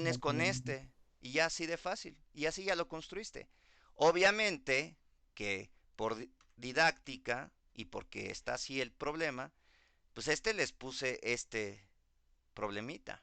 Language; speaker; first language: Spanish; native; Spanish